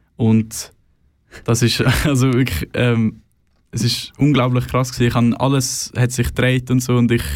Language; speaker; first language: German; non-native, fluent; Swedish